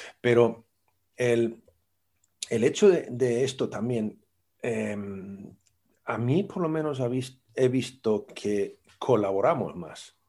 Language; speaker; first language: Spanish; non-native, fluent; Swedish